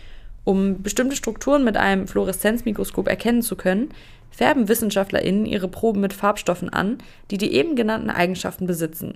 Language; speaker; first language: German; native; German